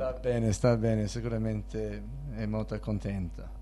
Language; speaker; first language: Italian; early bilingual, heritage; Italian